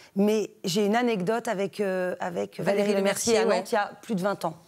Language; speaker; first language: French; native; French